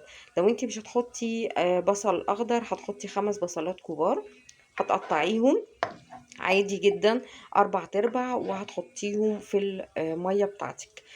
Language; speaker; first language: Arabic; native; Arabic